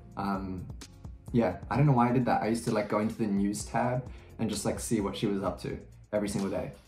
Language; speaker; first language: English; native; English